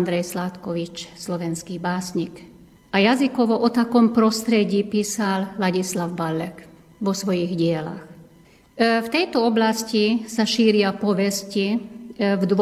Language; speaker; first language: Slovak; non-native, local second language; Hungarian